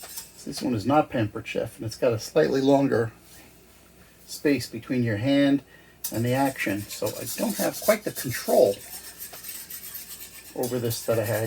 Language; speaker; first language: English; native; English